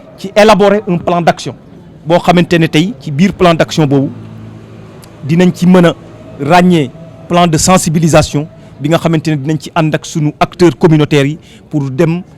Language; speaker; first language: Wolof; native; Wolof